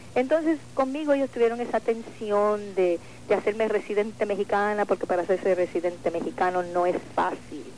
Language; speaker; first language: Spanish; native; Spanish